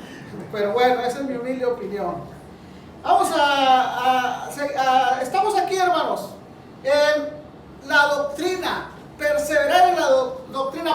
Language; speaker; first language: Spanish; native; Spanish